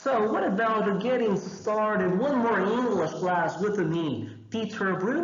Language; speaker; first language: English; non-native, fluent; Portuguese